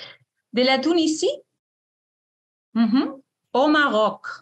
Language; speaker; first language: French; non-native, fluent; Spanish